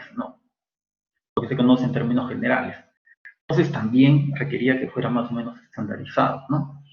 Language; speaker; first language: Spanish; native; Spanish